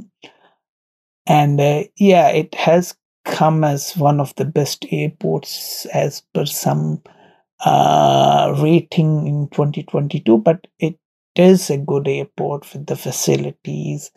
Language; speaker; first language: English; non-native, local second language; Punjabi